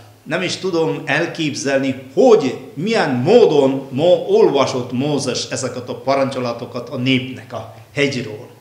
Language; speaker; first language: Hungarian; non-native, fluent; Malayalam